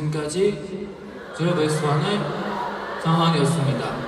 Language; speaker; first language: Korean; non-native, fluent; Chinese